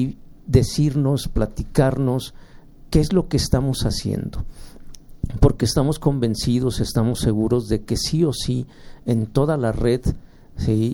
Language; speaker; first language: Spanish; native; Spanish